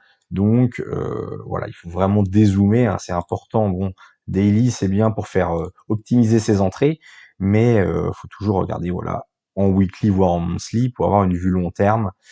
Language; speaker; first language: French; native; French